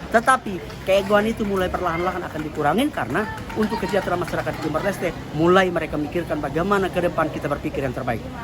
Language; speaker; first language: Indonesian; non-native, local second language; Tetum